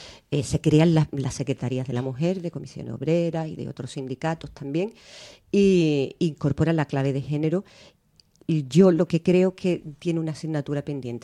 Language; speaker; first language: Spanish; native; Spanish